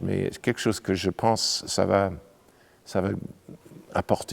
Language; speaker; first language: French; non-native, fluent; English